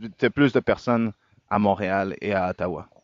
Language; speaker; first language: French; native; French